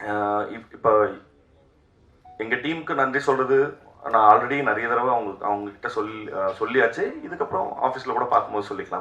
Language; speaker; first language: Tamil; native; Tamil